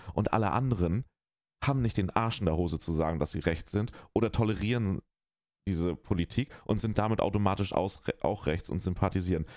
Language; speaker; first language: German; native; German